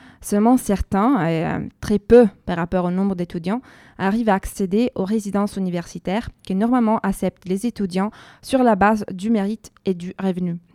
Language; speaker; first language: French; non-native, fluent; Italian